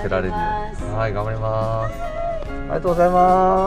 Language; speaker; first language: Japanese; native; Japanese